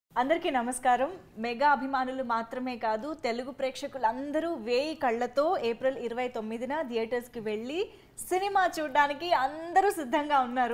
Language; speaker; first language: Telugu; native; Telugu